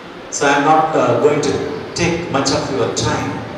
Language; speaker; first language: English; non-native, local second language; Tamil